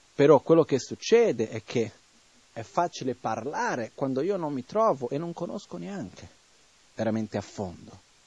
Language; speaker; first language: Italian; non-native, fluent; Portuguese